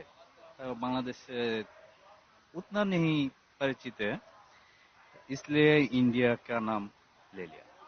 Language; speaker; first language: Hindi; non-native, learner; Bangla